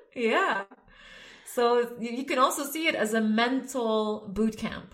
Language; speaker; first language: English; non-native, fluent; Swedish